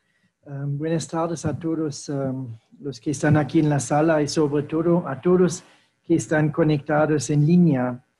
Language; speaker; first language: Spanish; non-native, fluent; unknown